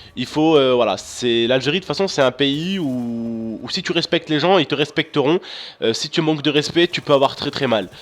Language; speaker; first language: French; early bilingual, other home language; Arabic